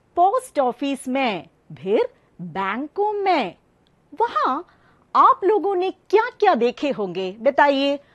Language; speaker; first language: Hindi; non-native, local second language; Malayalam